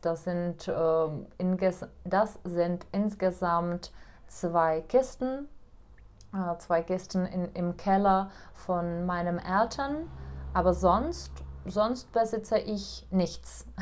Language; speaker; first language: German; non-native, fluent; Czech